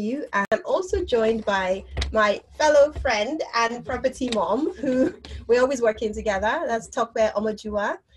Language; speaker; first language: English; non-native, local second language; Yoruba